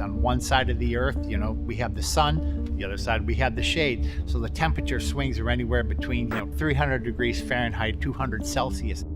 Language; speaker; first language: English; native; English